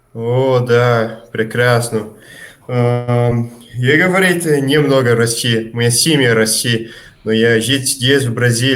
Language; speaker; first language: Russian; early bilingual, heritage; Portuguese